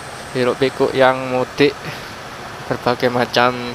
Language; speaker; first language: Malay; non-native, local second language; Javanese